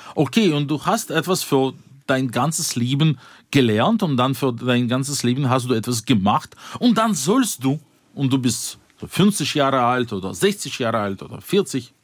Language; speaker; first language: German; non-native, fluent; Russian